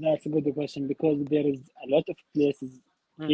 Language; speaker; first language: English; non-native, learner; Arabic